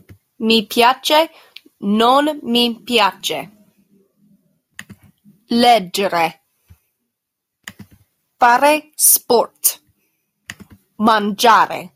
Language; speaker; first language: Italian; non-native, learner; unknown